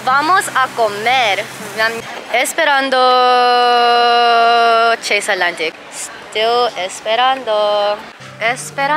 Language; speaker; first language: Spanish; non-native, learner; English